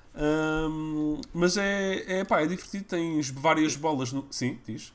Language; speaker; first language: Portuguese; early bilingual, other home language; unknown